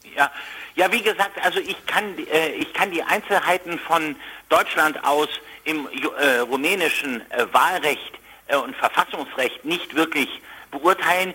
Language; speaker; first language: German; native; German